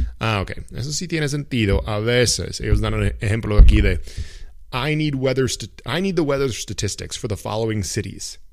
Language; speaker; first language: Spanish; non-native, fluent; English